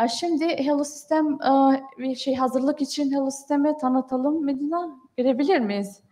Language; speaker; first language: Turkish; non-native, fluent; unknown